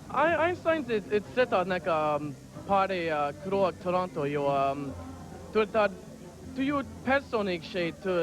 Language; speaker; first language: Latvian; early bilingual, heritage; Latvian